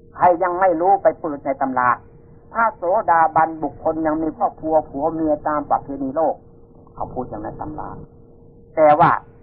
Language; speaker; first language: Thai; non-native, local second language; Northeastern Thai